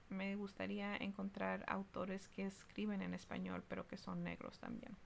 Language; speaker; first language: Spanish; early bilingual, heritage; Spanish